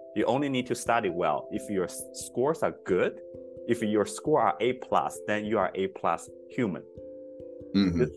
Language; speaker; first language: English; non-native, fluent; Chinese